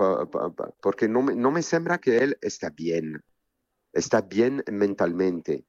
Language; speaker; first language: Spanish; non-native, fluent; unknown